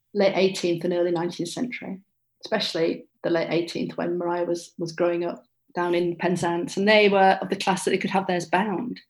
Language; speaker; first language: English; native; English